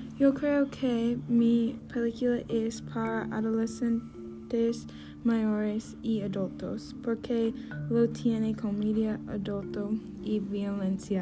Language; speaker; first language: Spanish; non-native, learner; English